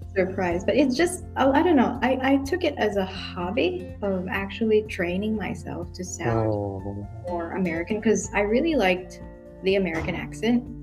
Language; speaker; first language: English; non-native, local second language; Filipino